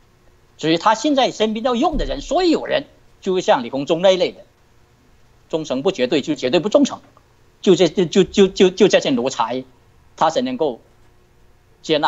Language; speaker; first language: Chinese; native; Chinese